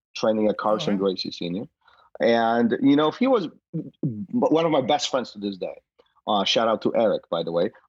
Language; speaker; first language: English; non-native, fluent; Polish